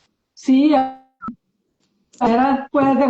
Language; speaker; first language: Spanish; non-native, learner; Portuguese